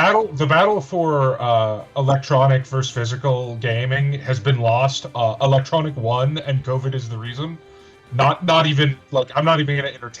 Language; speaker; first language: English; native; English